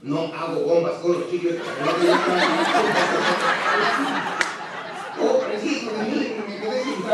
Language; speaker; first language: Spanish; native; Spanish